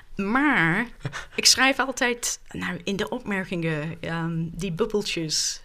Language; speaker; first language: Dutch; non-native, fluent; English